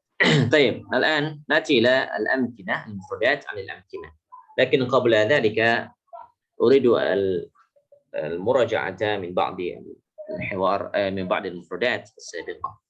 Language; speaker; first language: Arabic; non-native, fluent; Indonesian